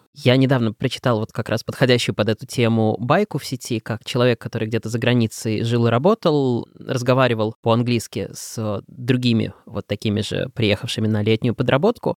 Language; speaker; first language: Russian; native; Russian